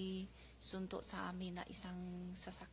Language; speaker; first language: Filipino; non-native, learner; Chinese